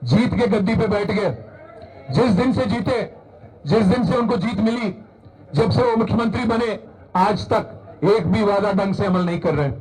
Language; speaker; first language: Hindi; non-native, local second language; Telugu